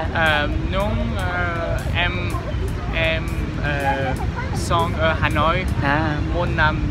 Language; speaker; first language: Vietnamese; non-native, learner; French